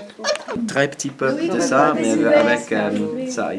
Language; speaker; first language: French; non-native, fluent; English